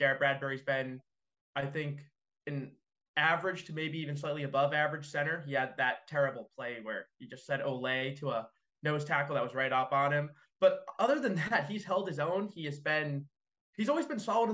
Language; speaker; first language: English; native; English